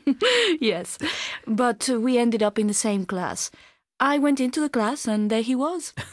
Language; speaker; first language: English; non-native, fluent; Spanish